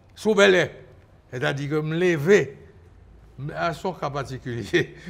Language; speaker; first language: French; native; French